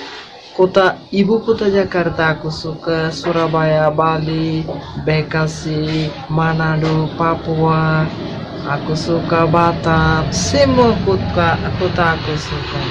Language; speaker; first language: Indonesian; non-native, learner; Bangla